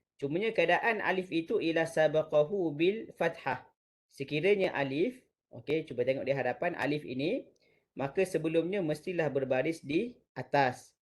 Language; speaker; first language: Malay; native; Malay